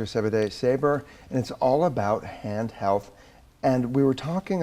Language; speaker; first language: English; native; English